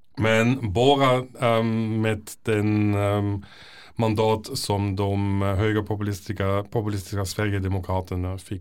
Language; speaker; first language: Norwegian; non-native, fluent; German